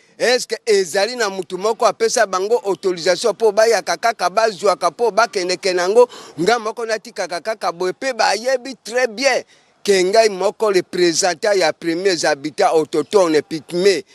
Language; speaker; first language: Lingala; non-native, local second language; Mongo